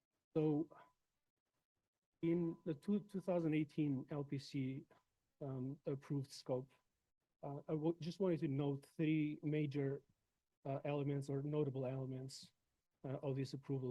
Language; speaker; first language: English; non-native, fluent; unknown